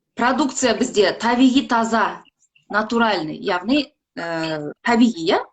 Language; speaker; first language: Russian; non-native, local second language; Kazakh